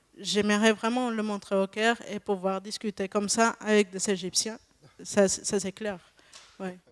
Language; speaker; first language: French; non-native, fluent; Spanish